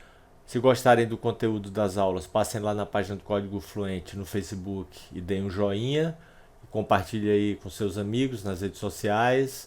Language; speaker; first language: Portuguese; native; Portuguese